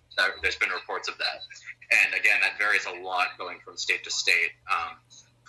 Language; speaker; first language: English; native; English